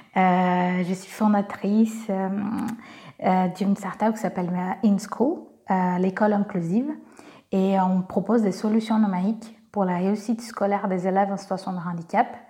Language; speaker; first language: French; non-native, fluent; Portuguese